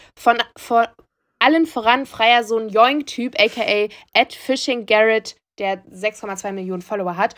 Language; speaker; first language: German; early bilingual, other home language; Turkish